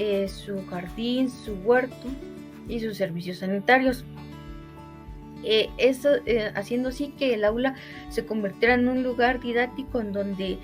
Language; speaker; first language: Spanish; native; Spanish